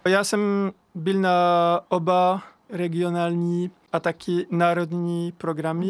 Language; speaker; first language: Czech; non-native, learner; French